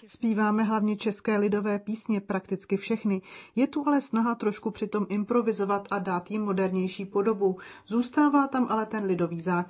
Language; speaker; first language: Czech; early bilingual, heritage; Czech